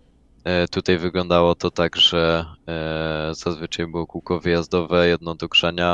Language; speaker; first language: Polish; native; Polish